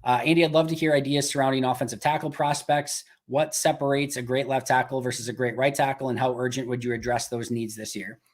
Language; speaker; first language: English; native; English